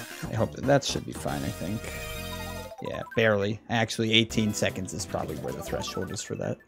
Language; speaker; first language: English; native; English